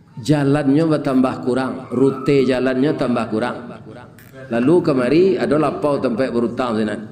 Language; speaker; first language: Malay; non-native, local second language; Minangkabau